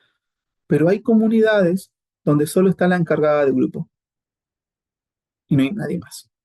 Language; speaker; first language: Spanish; native; Spanish